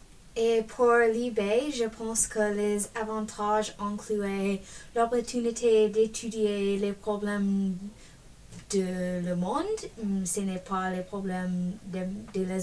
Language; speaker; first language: French; non-native, learner; English